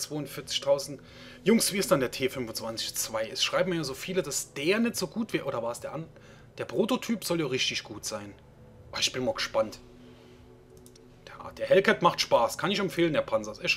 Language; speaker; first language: German; native; German